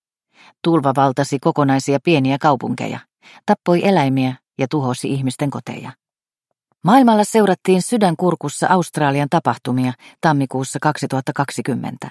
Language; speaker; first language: Finnish; native; Finnish